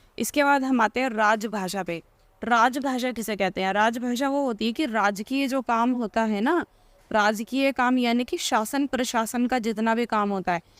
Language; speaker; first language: Hindi; native; Hindi